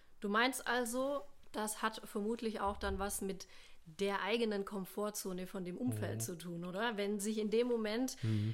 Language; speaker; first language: German; native; German